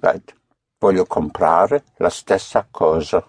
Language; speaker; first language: Italian; non-native, fluent; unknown